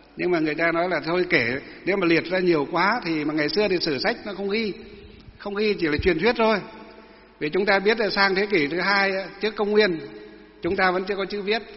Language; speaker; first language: Vietnamese; non-native, local second language; Muong